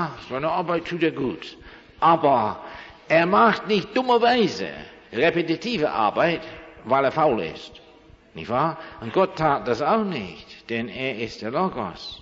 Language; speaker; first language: German; non-native, fluent; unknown